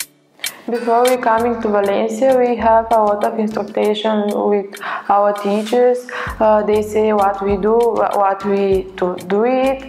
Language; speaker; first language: English; non-native, learner; Bulgarian